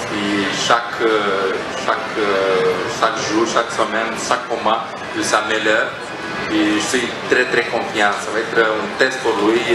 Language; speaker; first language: French; non-native, fluent; Romanian